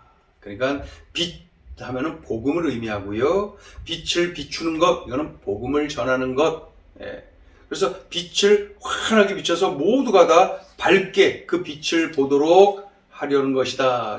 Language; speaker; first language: Korean; native; Korean